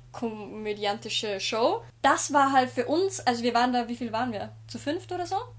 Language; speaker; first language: German; native; German